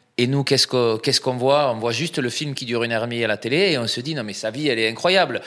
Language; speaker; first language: French; native; French